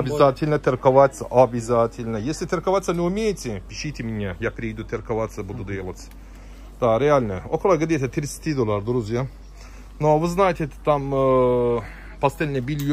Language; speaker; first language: Russian; non-native, learner; Turkish